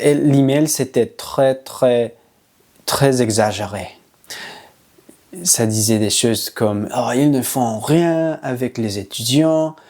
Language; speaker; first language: French; non-native, learner; English